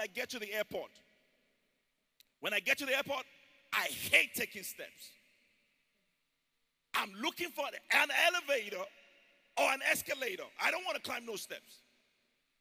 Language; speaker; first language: English; non-native, local second language; Yoruba